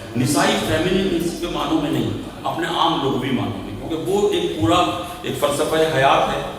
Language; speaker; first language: Urdu; native; Urdu